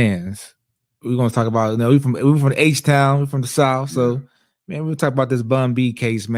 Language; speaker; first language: English; native; English